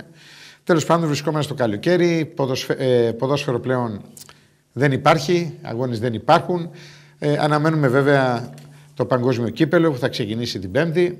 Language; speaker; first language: Greek; native; Greek